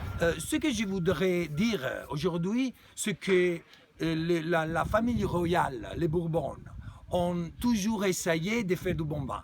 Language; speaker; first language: French; non-native, fluent; Italian